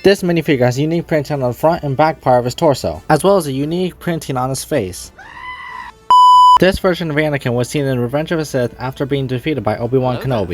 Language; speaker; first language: English; native; English